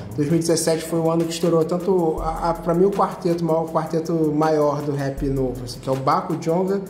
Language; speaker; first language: Portuguese; native; Portuguese